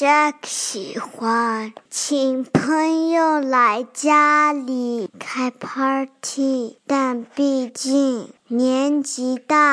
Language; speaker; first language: Chinese; early bilingual, heritage; Chinese